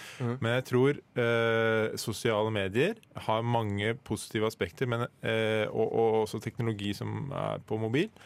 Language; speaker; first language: Norwegian; native; Norwegian